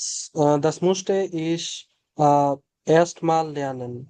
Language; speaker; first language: German; non-native, learner; Bangla